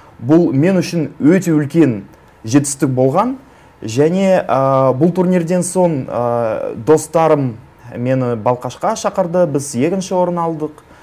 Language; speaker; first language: Kazakh; non-native, local second language; Russian